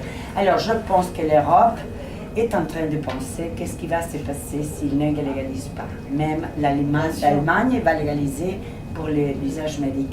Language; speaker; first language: French; non-native, fluent; Spanish